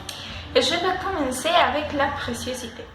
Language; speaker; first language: French; non-native, learner; Spanish